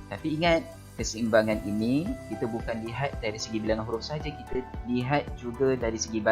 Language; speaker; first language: Malay; native; Malay